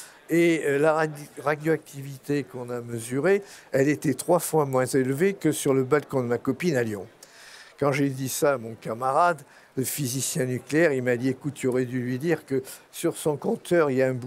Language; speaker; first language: French; native; French